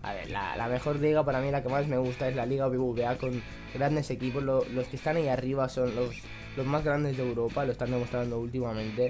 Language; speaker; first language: Spanish; native; Spanish